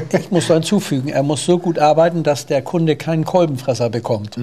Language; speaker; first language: German; native; German